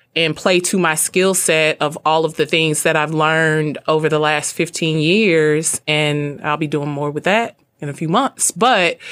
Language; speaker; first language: English; native; English